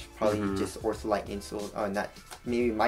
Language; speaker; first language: English; native; English